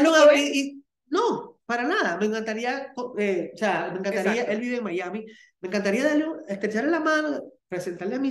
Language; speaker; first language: Spanish; native; Spanish